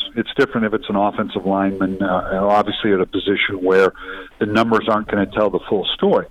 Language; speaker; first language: English; native; English